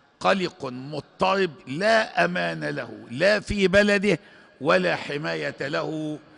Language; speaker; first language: Arabic; native; Arabic